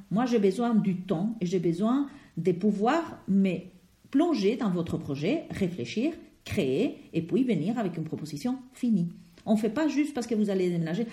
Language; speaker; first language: French; non-native, fluent; Spanish